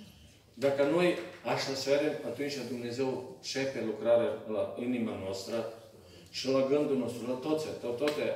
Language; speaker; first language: Romanian; non-native, learner; Serbian